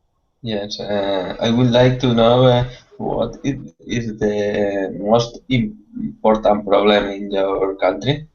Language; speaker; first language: English; non-native, learner; Spanish